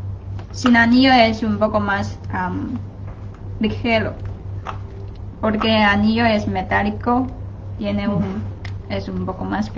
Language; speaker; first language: Spanish; non-native, fluent; Chinese